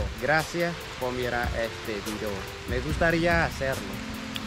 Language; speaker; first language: Spanish; non-native, learner; Khmer